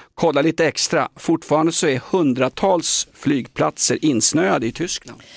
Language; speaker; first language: Swedish; native; Swedish